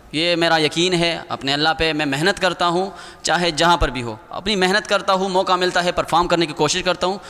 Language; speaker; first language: Urdu; non-native, local second language; Pashto